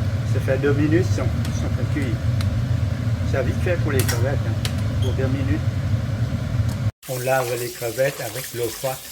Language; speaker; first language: French; non-native, learner; Vietnamese